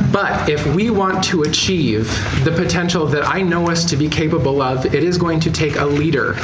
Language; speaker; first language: English; native; English